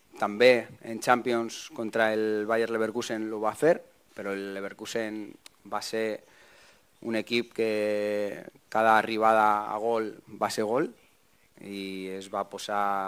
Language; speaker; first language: Catalan; non-native, learner; Spanish